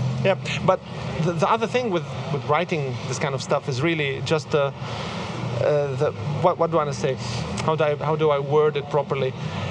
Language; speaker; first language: English; non-native, fluent; Arabic